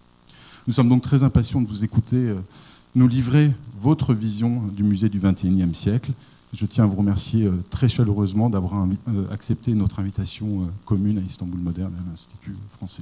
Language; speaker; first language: French; native; French